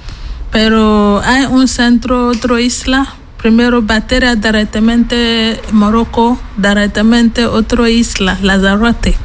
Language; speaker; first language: Spanish; non-native, learner; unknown